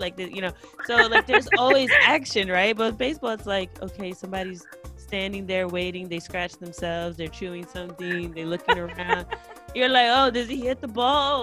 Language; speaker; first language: English; native; English